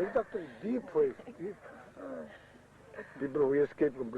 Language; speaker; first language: English; non-native, learner; Japanese